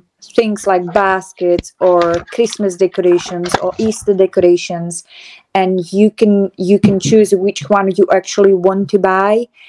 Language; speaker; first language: English; non-native, fluent; Slovak